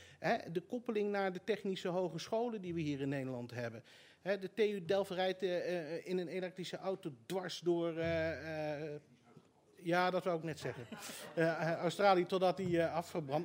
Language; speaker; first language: Dutch; native; Dutch